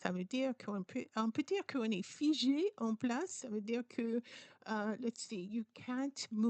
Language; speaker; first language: French; non-native, fluent; English